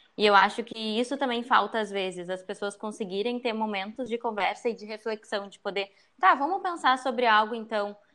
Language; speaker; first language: Portuguese; native; Portuguese